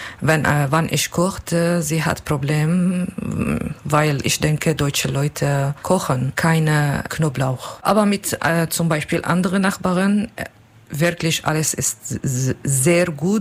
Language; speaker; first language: German; non-native, learner; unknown